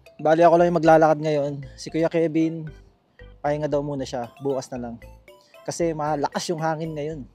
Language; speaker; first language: Filipino; native; Filipino